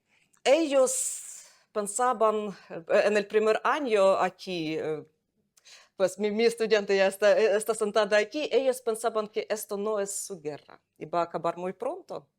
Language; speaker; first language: Spanish; non-native, fluent; Ukrainian